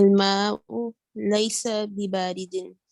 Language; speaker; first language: Arabic; non-native, learner; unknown